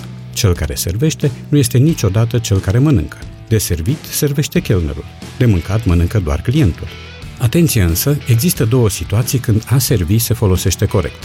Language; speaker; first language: Romanian; native; Romanian